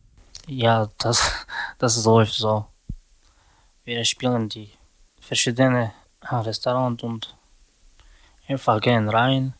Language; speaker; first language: German; non-native, learner; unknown